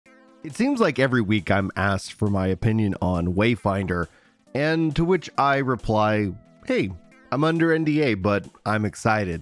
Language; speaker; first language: English; native; English